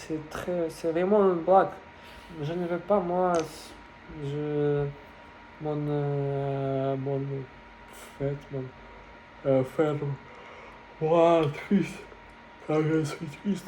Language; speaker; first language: French; non-native, learner; Russian